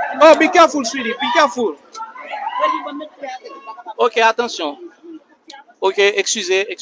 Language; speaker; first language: English; non-native, fluent; Haitian Creole